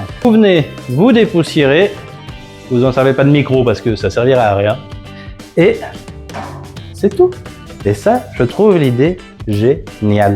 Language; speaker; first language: French; native; French